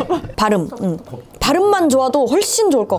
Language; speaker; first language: Korean; native; Korean